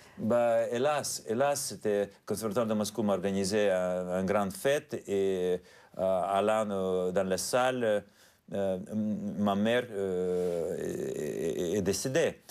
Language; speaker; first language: French; non-native, fluent; Russian